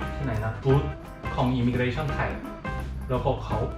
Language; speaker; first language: Thai; non-native, learner; Korean